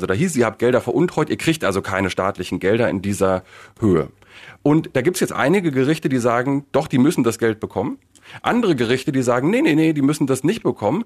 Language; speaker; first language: German; native; German